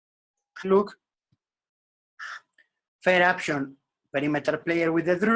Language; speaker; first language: English; non-native, learner; Spanish